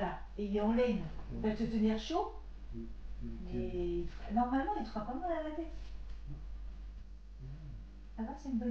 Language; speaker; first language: French; native; French